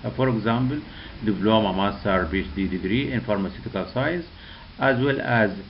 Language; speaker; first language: English; non-native, local second language; Arabic